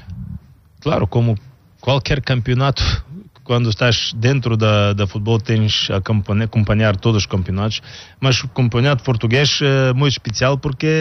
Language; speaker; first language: Portuguese; non-native, learner; Bulgarian